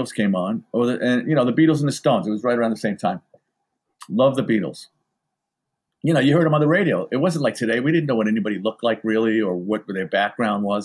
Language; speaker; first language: English; native; English